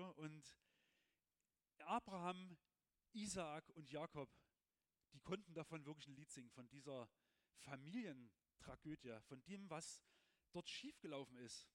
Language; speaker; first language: German; native; German